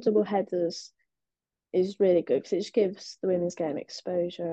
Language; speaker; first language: English; native; English